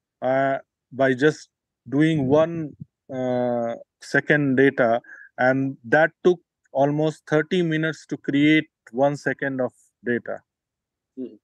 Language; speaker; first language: English; non-native, local second language; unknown